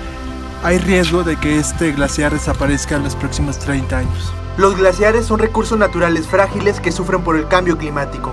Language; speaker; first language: Spanish; native; Spanish